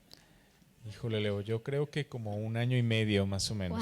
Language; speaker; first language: Spanish; native; Spanish